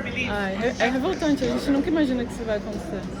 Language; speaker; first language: Portuguese; native; Portuguese